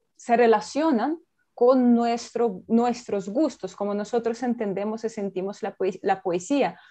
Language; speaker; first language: Spanish; non-native, fluent; Russian